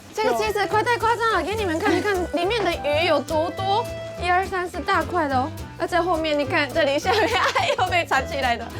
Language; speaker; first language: Chinese; non-native, fluent; Japanese